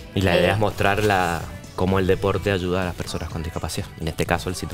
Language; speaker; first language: Spanish; native; Spanish